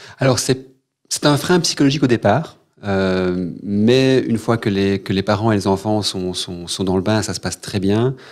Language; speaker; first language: French; native; French